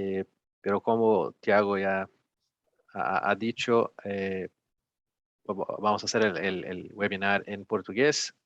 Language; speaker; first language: Spanish; non-native, fluent; Portuguese